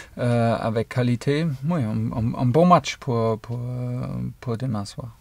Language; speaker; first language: French; non-native, fluent; German